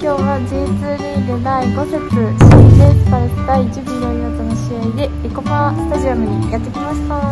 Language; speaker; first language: Japanese; native; Japanese